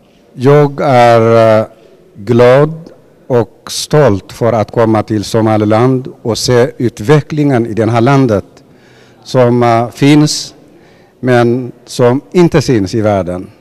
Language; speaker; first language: Swedish; non-native, fluent; Somali